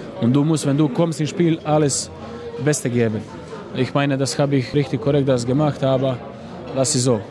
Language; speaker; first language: German; non-native, learner; Croatian